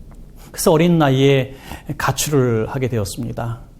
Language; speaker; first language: Korean; native; Korean